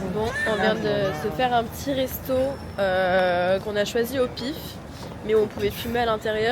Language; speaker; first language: French; native; French